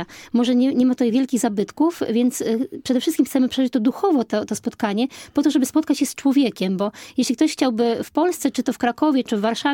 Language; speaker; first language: Polish; native; Polish